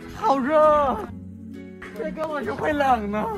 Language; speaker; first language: Chinese; native; Chinese